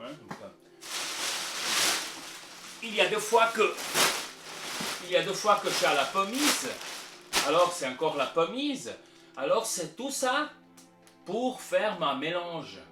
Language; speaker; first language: French; non-native, local second language; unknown